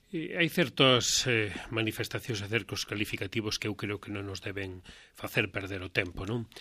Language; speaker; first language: Galician; non-native, local second language; Spanish